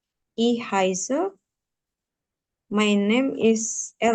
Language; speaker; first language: German; non-native, learner; Indonesian